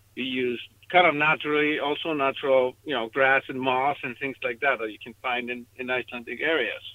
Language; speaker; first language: English; non-native, fluent; Icelandic